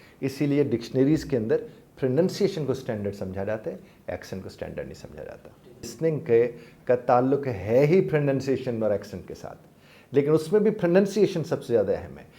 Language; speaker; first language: Urdu; native; Urdu